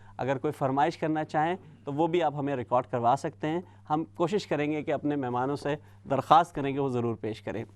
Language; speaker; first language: Urdu; native; Urdu